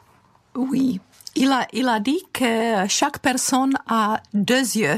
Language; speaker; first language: French; non-native, fluent; Czech